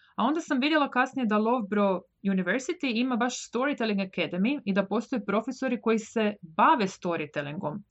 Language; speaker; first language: Croatian; native; Croatian